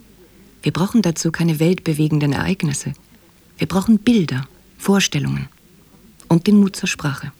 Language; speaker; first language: German; native; German